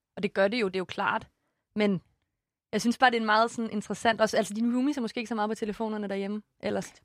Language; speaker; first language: Danish; native; Danish